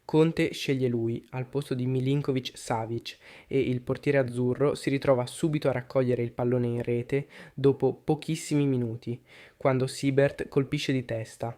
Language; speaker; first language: Italian; native; Italian